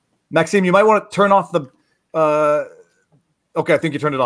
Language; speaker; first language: English; native; English